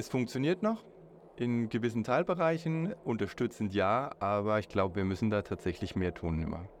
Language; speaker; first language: German; native; German